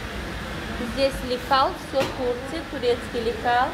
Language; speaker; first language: Russian; non-native, local second language; Tajik